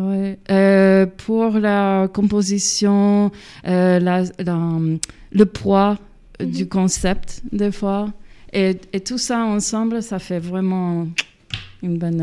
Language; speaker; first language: French; non-native, fluent; English